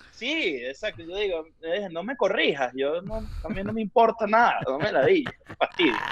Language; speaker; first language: Spanish; native; Spanish